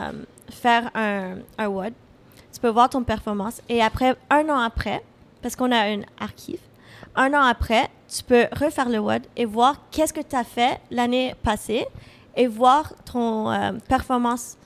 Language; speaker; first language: French; non-native, fluent; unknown